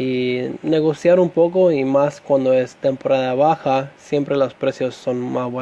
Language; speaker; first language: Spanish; non-native, fluent; English